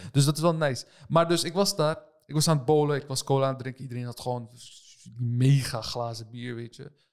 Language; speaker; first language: Dutch; early bilingual, other home language; Turkish